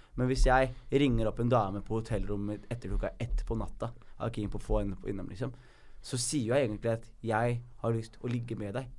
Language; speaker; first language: Norwegian; early bilingual, other home language; Somali